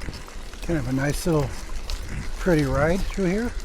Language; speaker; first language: English; native; English